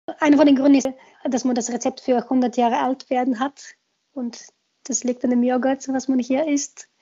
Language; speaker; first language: German; non-native, fluent; Bulgarian